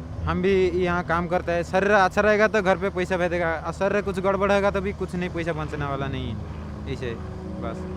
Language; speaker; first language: Hindi; non-native, local second language; Odia